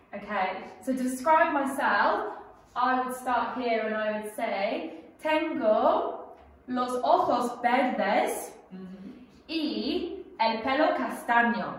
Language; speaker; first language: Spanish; non-native, learner; English